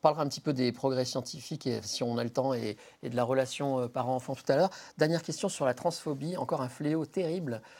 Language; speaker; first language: French; native; French